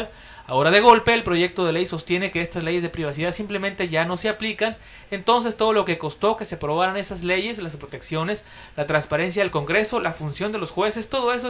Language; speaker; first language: Spanish; native; Spanish